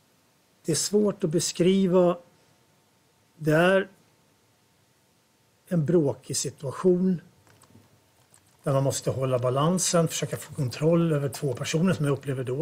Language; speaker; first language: Swedish; native; Swedish